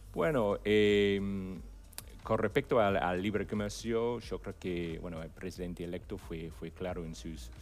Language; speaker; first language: Spanish; non-native, fluent; English